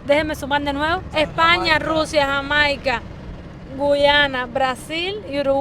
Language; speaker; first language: Spanish; native; Spanish